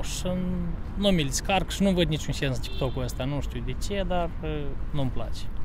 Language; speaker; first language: Romanian; native; Romanian